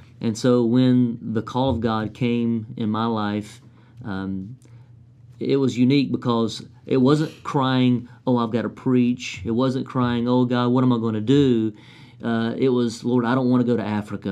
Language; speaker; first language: English; native; English